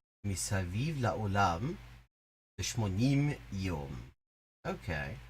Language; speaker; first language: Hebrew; non-native, learner; English